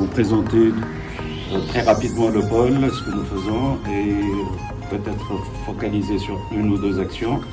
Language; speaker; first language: French; native; French